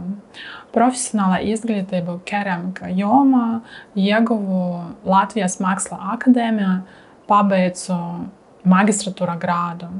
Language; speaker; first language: Latvian; non-native, learner; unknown